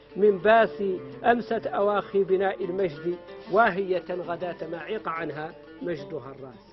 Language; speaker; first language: Arabic; native; Arabic